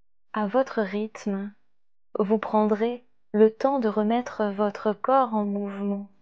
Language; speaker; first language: French; native; French